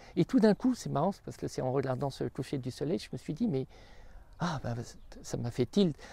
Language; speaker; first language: French; native; French